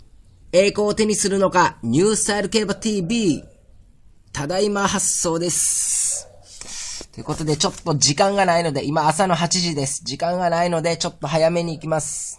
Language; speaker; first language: Japanese; native; Japanese